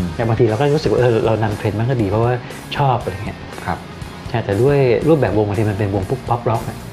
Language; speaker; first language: Thai; native; Thai